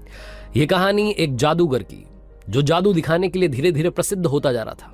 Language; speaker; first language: Hindi; native; Hindi